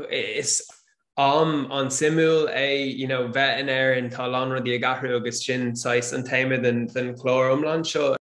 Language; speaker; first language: Irish; non-native, local second language; English